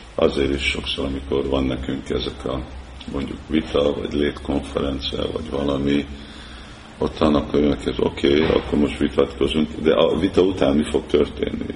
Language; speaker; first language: Hungarian; early bilingual, heritage; Hungarian